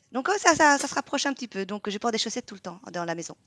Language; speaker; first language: French; non-native, fluent; Vietnamese